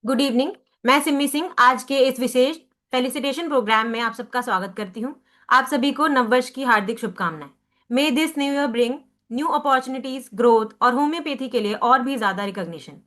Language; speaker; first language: Hindi; native; Hindi